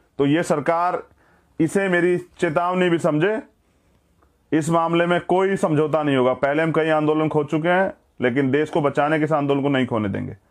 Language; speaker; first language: Hindi; native; Hindi